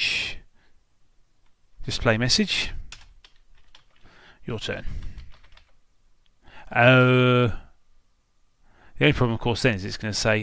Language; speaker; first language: English; native; English